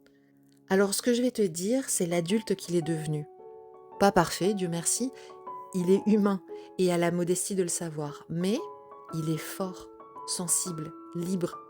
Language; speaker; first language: French; native; French